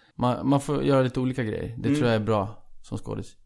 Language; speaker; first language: Swedish; early bilingual, other home language; Icelandic